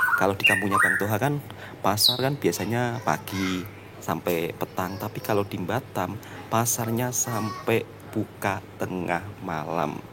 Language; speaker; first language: Indonesian; native; Indonesian